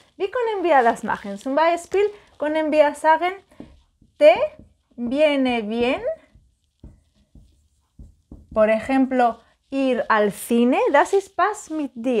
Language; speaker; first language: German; non-native, learner; Spanish